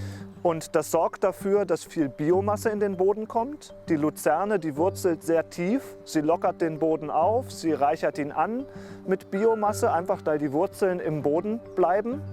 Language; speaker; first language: German; native; German